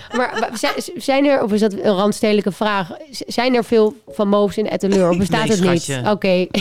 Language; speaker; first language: Dutch; native; Dutch